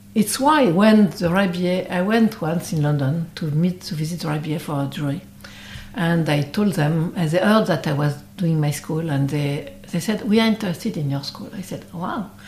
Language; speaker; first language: English; non-native, fluent; French